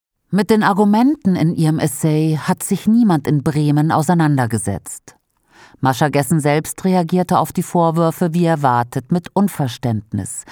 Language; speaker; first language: German; native; German